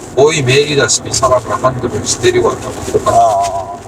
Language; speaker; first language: Korean; native; Korean